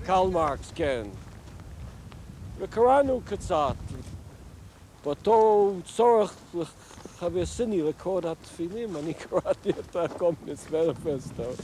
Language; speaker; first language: Hebrew; non-native, fluent; English